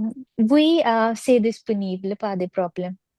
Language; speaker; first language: French; non-native, learner; Punjabi